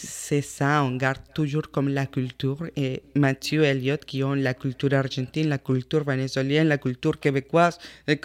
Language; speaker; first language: French; non-native, fluent; Spanish